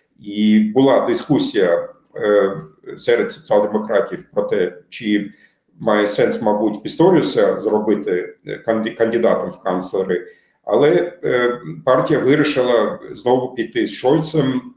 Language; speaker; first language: Ukrainian; non-native, fluent; German